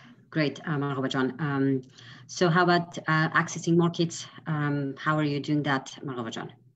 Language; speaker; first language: English; non-native, fluent; Persian